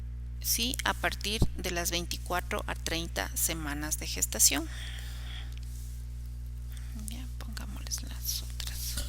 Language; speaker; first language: Spanish; native; Spanish